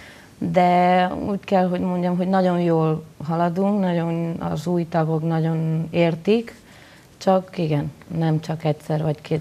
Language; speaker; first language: Hungarian; non-native, learner; Spanish